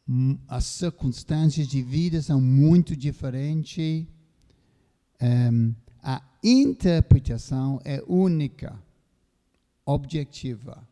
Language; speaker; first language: Portuguese; non-native, fluent; English